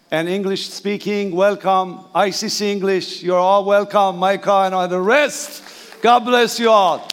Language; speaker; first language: English; non-native, fluent; Persian